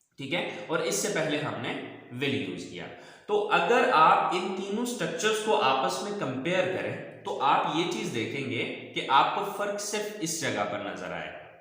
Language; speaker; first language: Urdu; non-native, local second language; Punjabi